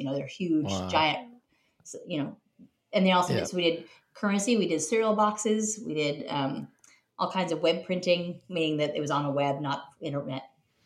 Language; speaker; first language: English; native; English